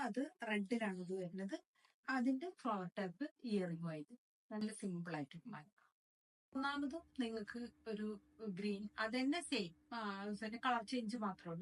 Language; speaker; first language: Malayalam; native; Malayalam